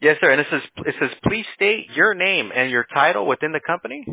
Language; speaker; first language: English; native; English